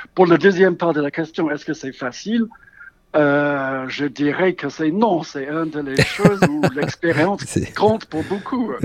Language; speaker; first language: French; non-native, fluent; English